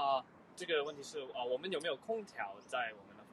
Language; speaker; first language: Chinese; early bilingual, heritage; Chinese